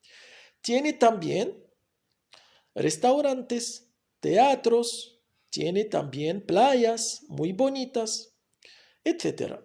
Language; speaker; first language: Spanish; non-native, fluent; Arabic